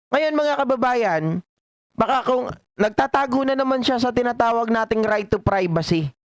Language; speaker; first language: Filipino; native; Filipino